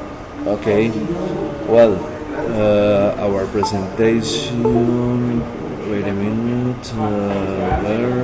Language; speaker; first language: English; non-native, learner; Spanish